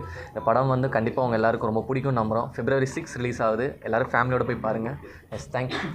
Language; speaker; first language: Tamil; native; Tamil